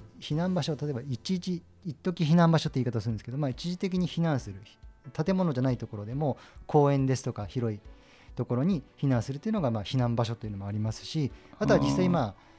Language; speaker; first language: Japanese; native; Japanese